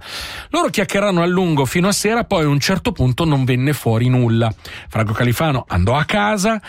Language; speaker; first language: Italian; native; Italian